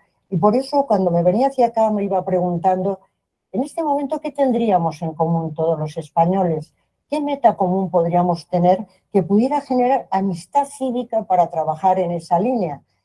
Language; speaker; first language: Spanish; native; Spanish